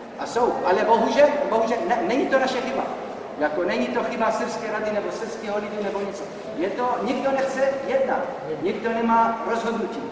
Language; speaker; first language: Czech; non-native, fluent; Arabic